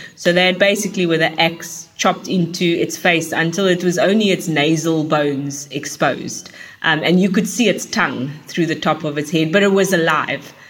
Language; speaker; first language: English; native; English